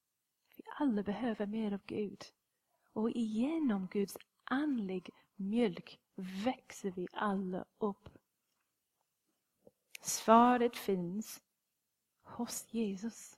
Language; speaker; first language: Swedish; non-native, fluent; English